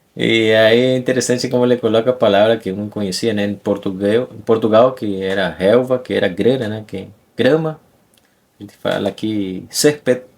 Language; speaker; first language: Portuguese; non-native, fluent; Spanish